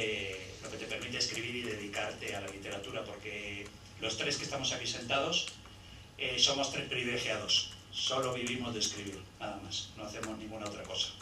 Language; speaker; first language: Spanish; native; Spanish